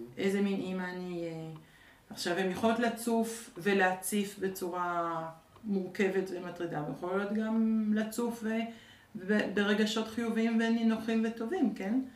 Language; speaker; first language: Hebrew; early bilingual, other home language; French